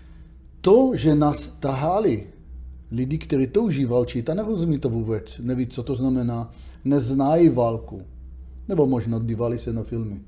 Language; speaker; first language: Czech; non-native, learner; Hebrew